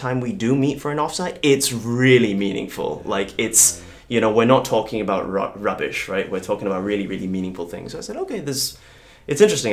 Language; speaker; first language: English; native; English